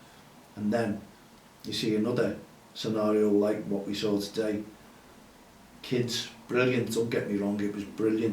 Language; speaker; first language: English; native; English